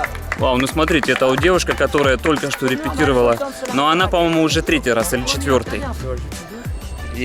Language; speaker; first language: Russian; native; Russian